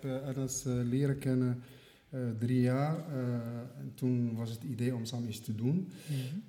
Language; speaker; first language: Dutch; non-native, fluent; Arabic